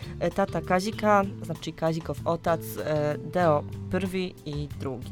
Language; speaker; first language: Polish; non-native, learner; Serbian